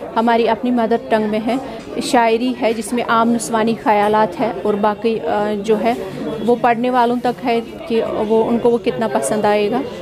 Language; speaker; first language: Hindi; non-native, local second language; Kashmiri